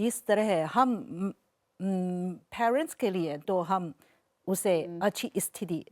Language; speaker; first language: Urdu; non-native, learner; Chinese